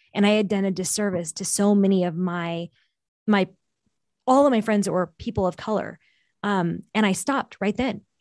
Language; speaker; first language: English; early bilingual, other home language; Portuguese